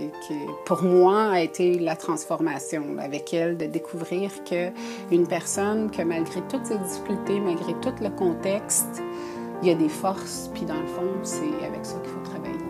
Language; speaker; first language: French; native; French